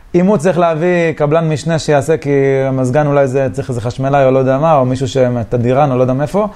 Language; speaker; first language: Hebrew; native; Hebrew